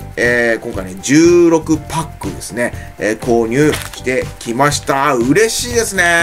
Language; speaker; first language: Japanese; native; Japanese